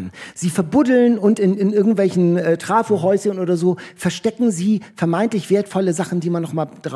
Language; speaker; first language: German; native; German